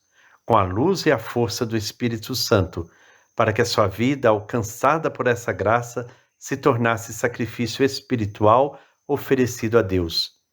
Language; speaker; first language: Portuguese; native; Portuguese